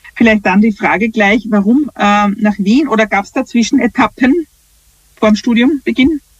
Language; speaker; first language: German; native; German